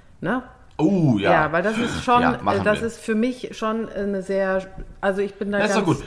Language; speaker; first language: German; native; German